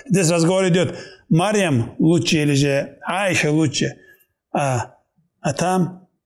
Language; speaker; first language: Russian; non-native, local second language; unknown